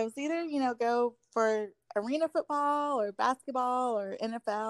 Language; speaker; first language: English; native; English